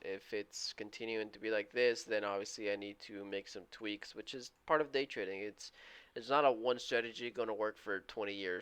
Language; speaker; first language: English; native; English